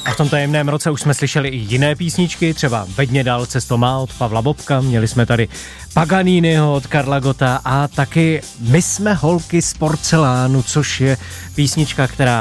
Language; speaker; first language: Czech; native; Czech